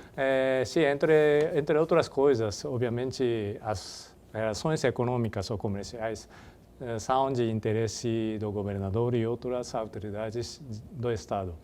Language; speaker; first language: Portuguese; non-native, fluent; Japanese